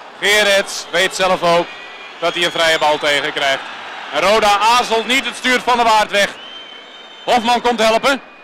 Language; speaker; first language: Dutch; native; Dutch